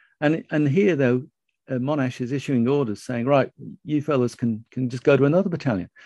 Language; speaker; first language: English; native; English